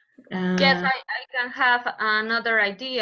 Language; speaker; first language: English; non-native, learner; Spanish